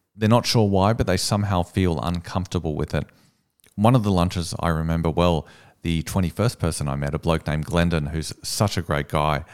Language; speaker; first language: English; native; English